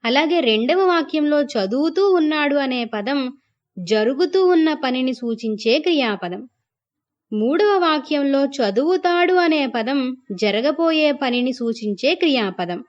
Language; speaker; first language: Telugu; native; Telugu